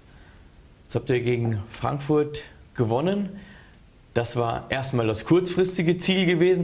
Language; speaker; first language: German; native; German